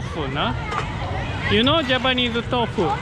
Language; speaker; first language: English; non-native, learner; Japanese